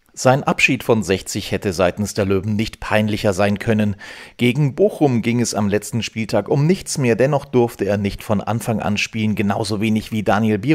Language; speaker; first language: German; native; German